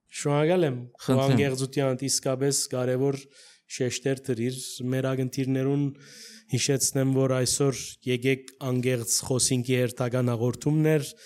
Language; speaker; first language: Armenian; native; Armenian